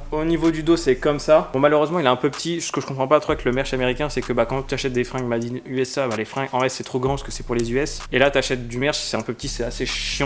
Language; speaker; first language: French; native; French